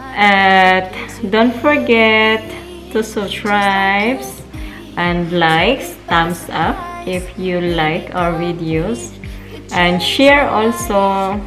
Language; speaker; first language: English; non-native, local second language; Filipino